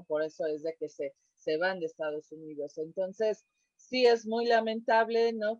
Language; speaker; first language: Spanish; native; Spanish